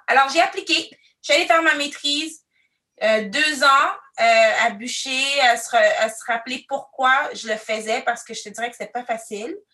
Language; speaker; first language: French; early bilingual, other home language; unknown